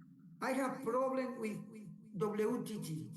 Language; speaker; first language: English; non-native, learner; Spanish